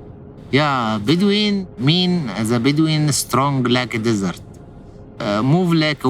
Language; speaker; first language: English; non-native, learner; Arabic